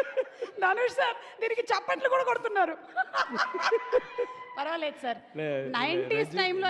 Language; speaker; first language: Telugu; native; Telugu